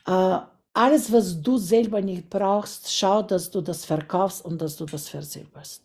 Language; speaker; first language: German; non-native, fluent; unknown